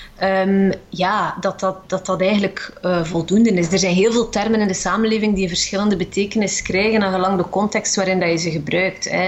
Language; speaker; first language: Dutch; early bilingual, other home language; Arabic